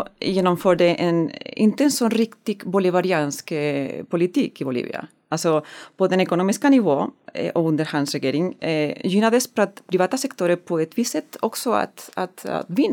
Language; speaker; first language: Swedish; non-native, learner; Spanish